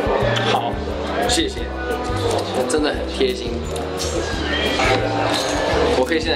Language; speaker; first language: Chinese; non-native, fluent; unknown